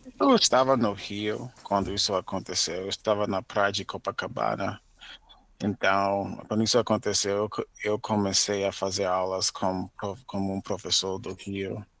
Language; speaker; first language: Portuguese; non-native, fluent; English